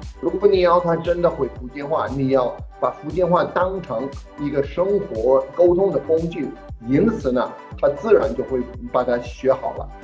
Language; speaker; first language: Chinese; non-native, fluent; English